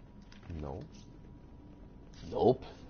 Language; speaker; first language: French; native; French